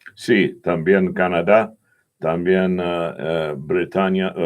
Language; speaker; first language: Spanish; non-native, learner; English